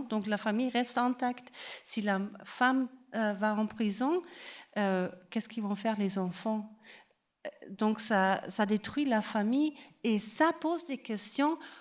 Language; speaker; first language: French; non-native, fluent; German